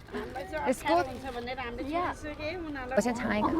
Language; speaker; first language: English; non-native, learner; Chinese